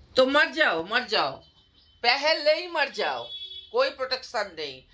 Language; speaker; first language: Hindi; non-native, local second language; Bangla